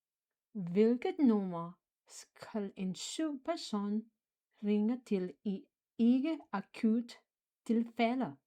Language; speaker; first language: Danish; non-native, fluent; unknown